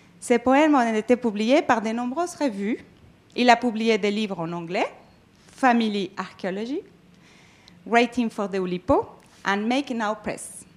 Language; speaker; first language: French; non-native, fluent; Spanish